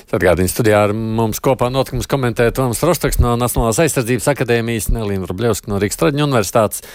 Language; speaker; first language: Latvian; native; Latvian